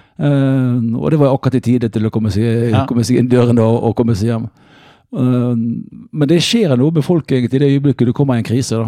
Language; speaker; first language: Norwegian; native; Norwegian